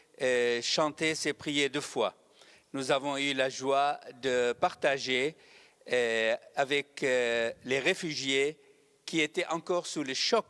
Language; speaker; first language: French; non-native, fluent; Arabic